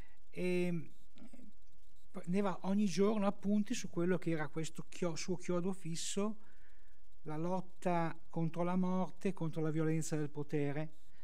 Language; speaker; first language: Italian; native; Italian